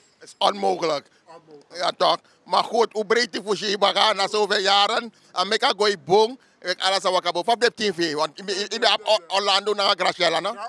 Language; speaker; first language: Dutch; native; Dutch